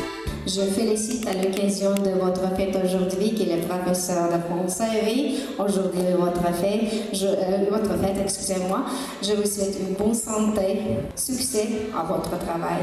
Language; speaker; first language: French; non-native, learner; Uzbek